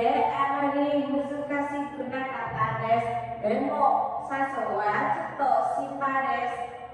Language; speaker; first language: Japanese; non-native, learner; Vietnamese